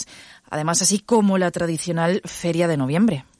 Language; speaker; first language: Spanish; native; Spanish